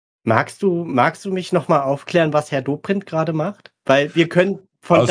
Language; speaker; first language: German; native; German